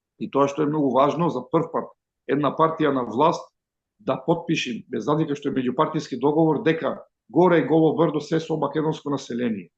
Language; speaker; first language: Macedonian; native; Macedonian